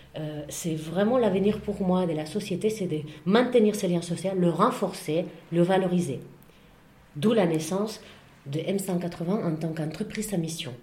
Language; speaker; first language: French; non-native, fluent; Spanish